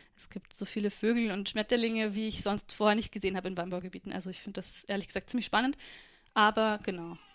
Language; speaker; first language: German; native; German